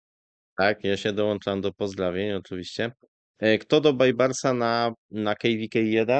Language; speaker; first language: Polish; native; Polish